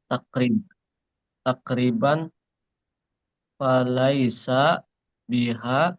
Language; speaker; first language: Arabic; non-native, learner; Indonesian